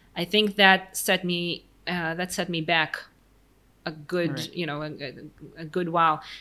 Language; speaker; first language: English; non-native, fluent; Hebrew